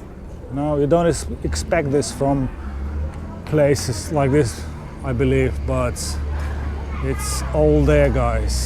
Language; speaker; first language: English; non-native, fluent; Lithuanian